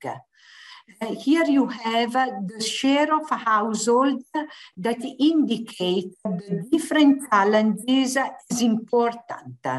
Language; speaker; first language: English; non-native, fluent; Italian